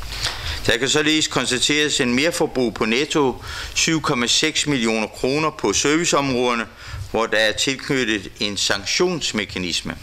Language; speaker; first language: Danish; native; Danish